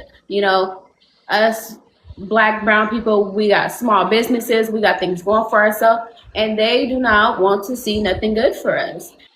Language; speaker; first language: English; native; English